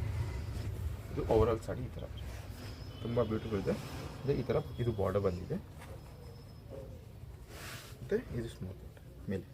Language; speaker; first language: Kannada; non-native, local second language; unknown